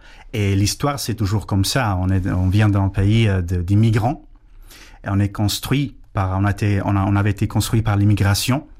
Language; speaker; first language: French; non-native, fluent; Spanish